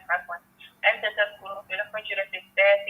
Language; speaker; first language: Arabic; non-native, learner; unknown